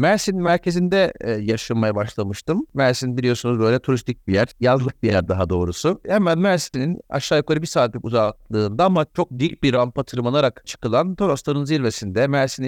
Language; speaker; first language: Turkish; native; Turkish